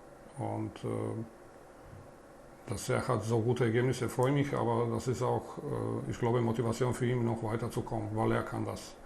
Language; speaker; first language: German; non-native, fluent; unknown